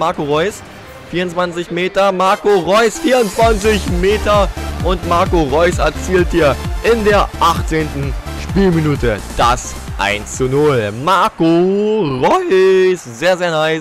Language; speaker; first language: German; native; German